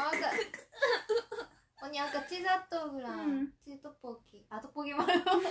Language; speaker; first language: Korean; non-native, fluent; Japanese